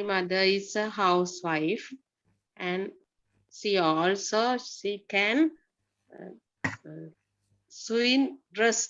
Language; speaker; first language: English; non-native, learner; Sinhala